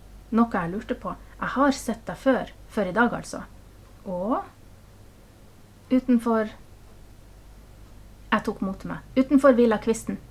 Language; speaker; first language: Norwegian; native; Norwegian